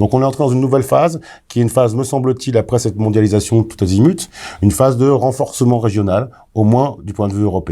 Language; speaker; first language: French; native; French